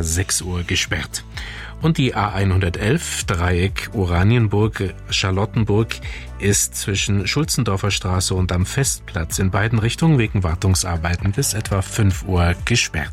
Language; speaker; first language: German; native; German